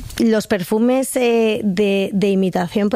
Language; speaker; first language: Spanish; native; Spanish